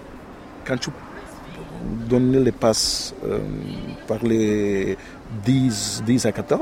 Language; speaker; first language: French; non-native, learner; Portuguese